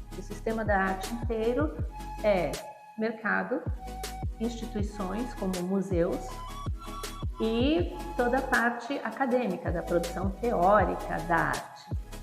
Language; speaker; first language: Portuguese; native; Portuguese